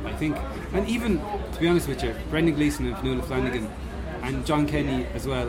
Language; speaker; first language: English; native; English